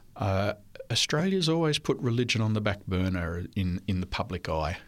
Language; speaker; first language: English; non-native, local second language; French